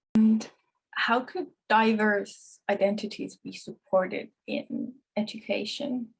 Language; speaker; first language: English; non-native, fluent; Finnish